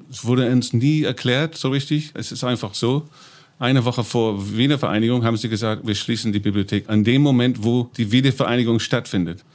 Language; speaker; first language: German; non-native, fluent; English